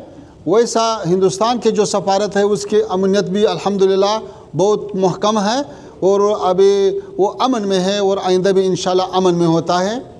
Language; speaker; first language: Hindi; non-native, fluent; Pashto